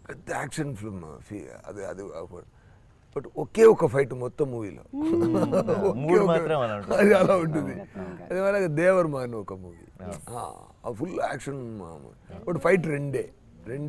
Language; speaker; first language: Telugu; non-native, fluent; Tamil